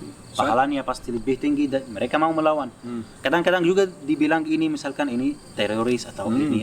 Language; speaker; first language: Indonesian; non-native, fluent; Arabic